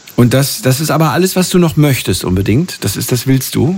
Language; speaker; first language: German; native; German